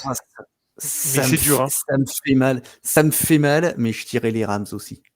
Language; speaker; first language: French; native; French